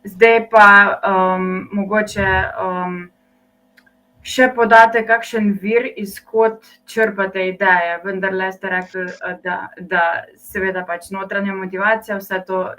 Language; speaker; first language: Slovenian; native; Slovenian